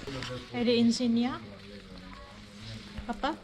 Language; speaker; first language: Swedish; non-native, learner; Filipino